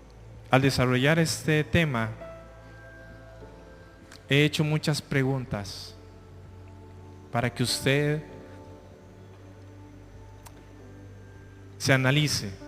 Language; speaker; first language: Spanish; native; Spanish